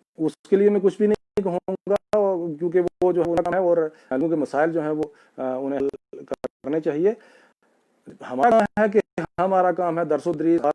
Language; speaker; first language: Urdu; non-native, local second language; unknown